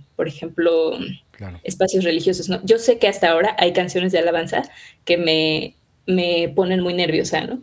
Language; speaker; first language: Spanish; native; Spanish